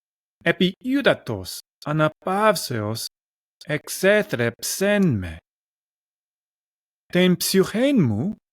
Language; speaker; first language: Greek; non-native, learner; English